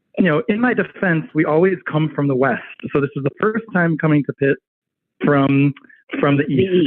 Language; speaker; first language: English; native; English